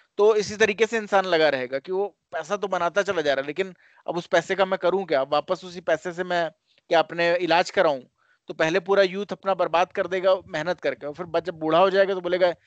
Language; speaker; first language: Hindi; native; Hindi